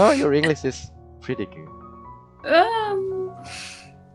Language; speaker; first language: English; non-native, learner; Indonesian